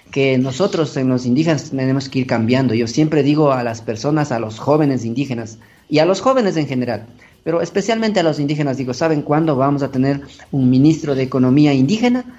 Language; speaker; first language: Spanish; native; Spanish